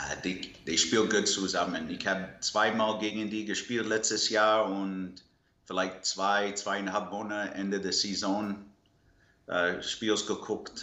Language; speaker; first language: German; non-native, learner; English